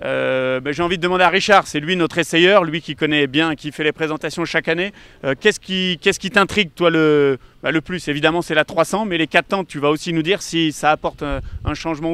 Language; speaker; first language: French; native; French